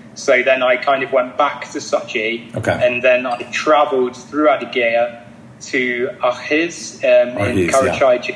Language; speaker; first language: English; native; English